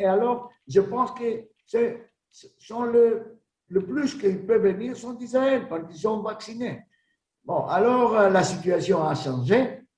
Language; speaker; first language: French; non-native, learner; Greek